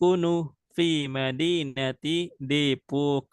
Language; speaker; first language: Arabic; non-native, fluent; Indonesian